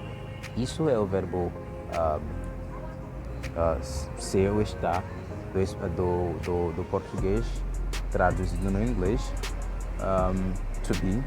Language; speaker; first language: Portuguese; non-native, fluent; Haitian Creole